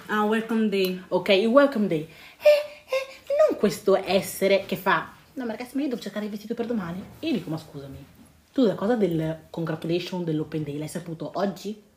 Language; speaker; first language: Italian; early bilingual, other home language; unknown